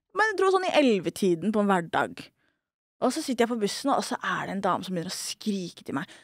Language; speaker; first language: Norwegian; early bilingual, other home language; Somali